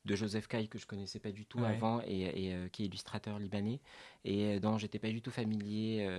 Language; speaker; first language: French; non-native, local second language; Arabic